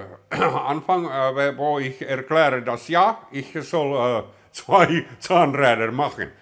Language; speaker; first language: German; non-native, learner; Finnish